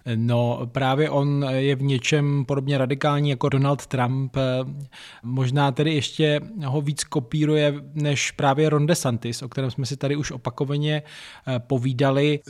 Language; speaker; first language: Czech; native; Czech